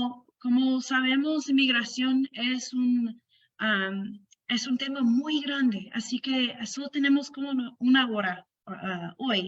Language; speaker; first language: Spanish; non-native, fluent; English